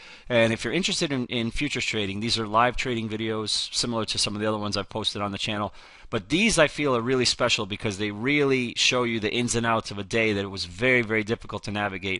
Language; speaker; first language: English; native; English